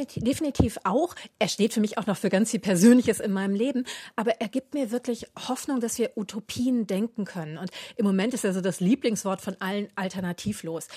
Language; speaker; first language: German; native; German